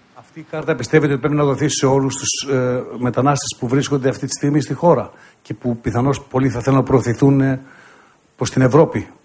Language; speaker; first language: Greek; native; Greek